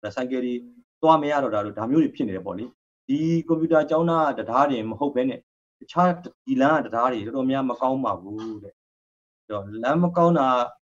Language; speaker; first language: Burmese; native; Burmese